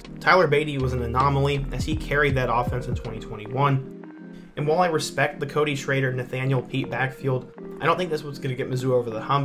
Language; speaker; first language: English; native; English